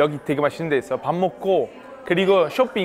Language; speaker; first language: Korean; non-native, fluent; Italian